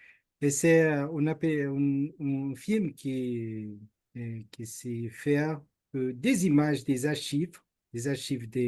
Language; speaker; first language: French; non-native, learner; Portuguese